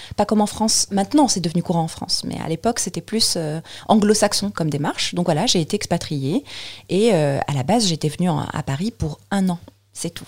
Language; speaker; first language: French; non-native, local second language; Arabic